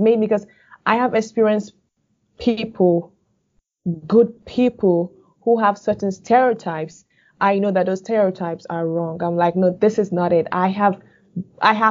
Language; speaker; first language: English; non-native, local second language; Igbo